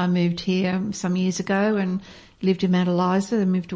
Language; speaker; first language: English; native; English